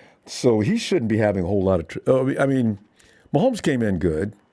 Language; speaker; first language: English; native; English